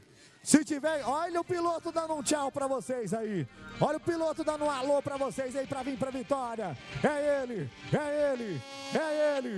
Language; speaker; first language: Portuguese; native; Portuguese